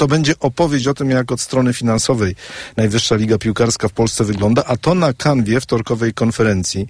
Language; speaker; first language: Polish; native; Polish